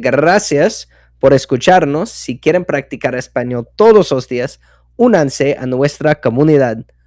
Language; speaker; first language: Spanish; non-native, fluent; English